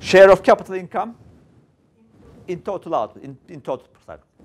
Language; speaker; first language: English; non-native, fluent; Turkish